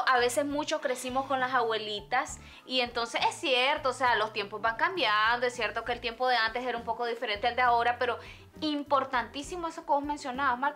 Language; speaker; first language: Spanish; native; Spanish